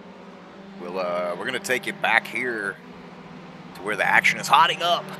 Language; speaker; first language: English; native; English